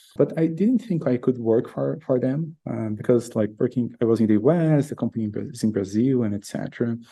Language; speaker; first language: English; non-native, fluent; Portuguese